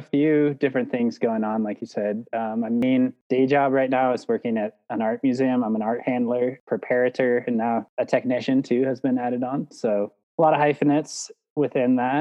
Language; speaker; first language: English; native; English